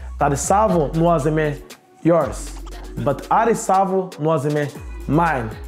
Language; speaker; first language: Latvian; non-native, learner; Portuguese